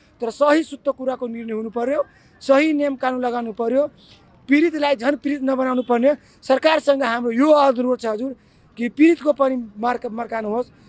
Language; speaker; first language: Nepali; non-native, local second language; Maithili